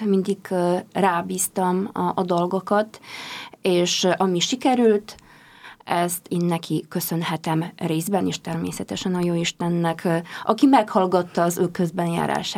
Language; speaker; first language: Hungarian; non-native, fluent; Polish